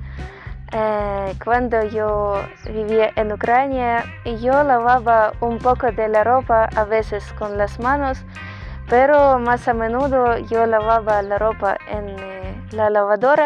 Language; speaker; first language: Spanish; non-native, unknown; Russian